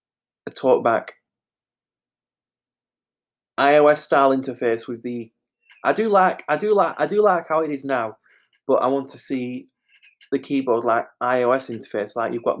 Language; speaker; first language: English; native; English